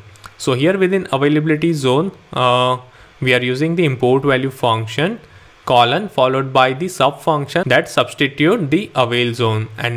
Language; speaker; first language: English; non-native, local second language; Hindi